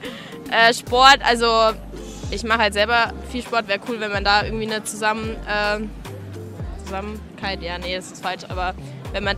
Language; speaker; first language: German; native; German